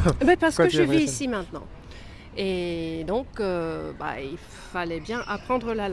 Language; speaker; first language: French; non-native, fluent; Swedish